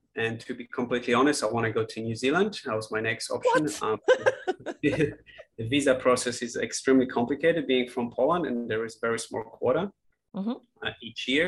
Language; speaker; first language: English; non-native, fluent; Polish